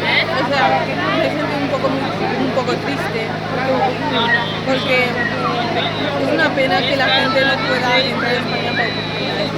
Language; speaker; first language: Spanish; early bilingual, other home language; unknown